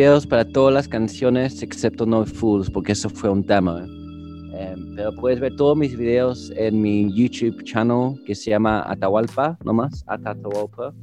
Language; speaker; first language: Spanish; early bilingual, heritage; English